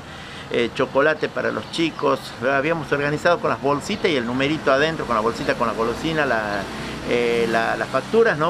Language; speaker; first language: Spanish; native; Spanish